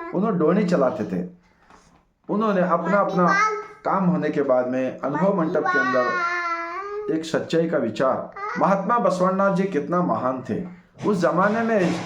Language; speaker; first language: Hindi; non-native, local second language; Kannada